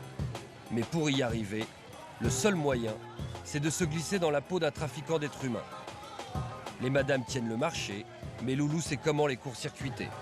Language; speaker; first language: French; native; French